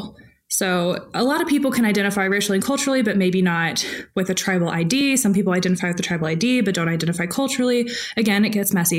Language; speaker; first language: English; native; English